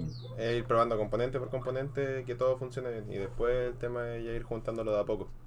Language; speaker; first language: Spanish; native; Spanish